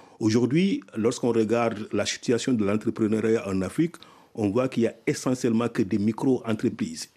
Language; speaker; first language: French; non-native, local second language; Soninke